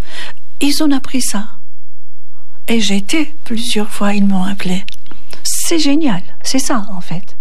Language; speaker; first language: French; non-native, learner; Turkish